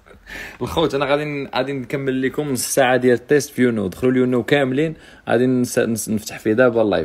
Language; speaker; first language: Arabic; native; Arabic